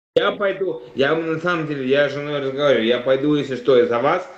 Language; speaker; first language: Russian; native; Russian